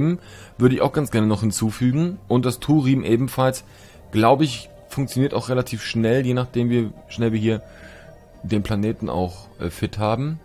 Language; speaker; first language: German; native; German